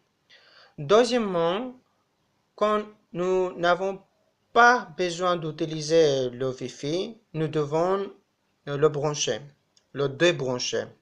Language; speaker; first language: French; non-native, fluent; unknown